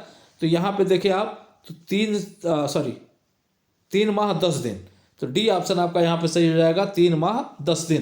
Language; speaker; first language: Hindi; native; Hindi